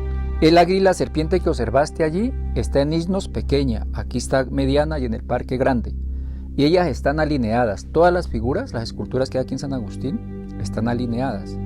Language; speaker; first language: Spanish; native; Spanish